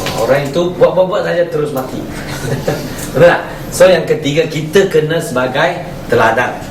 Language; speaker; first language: Malay; non-native, local second language; Chinese